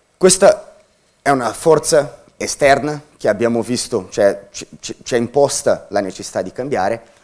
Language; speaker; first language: Italian; non-native, fluent; Portuguese